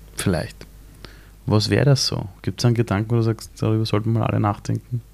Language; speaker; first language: German; early bilingual, other home language; Persian